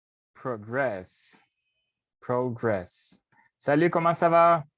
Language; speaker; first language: French; non-native, fluent; Spanish